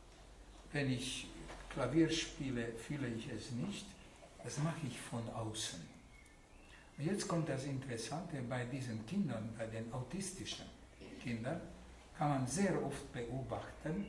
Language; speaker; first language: German; non-native, fluent; Hungarian